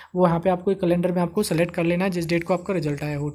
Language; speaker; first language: Hindi; native; Hindi